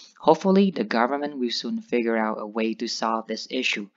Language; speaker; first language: English; non-native, fluent; Vietnamese